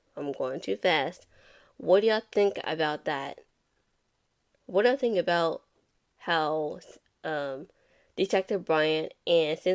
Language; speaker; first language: English; native; English